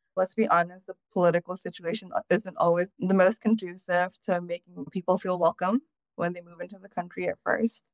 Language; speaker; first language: English; native; English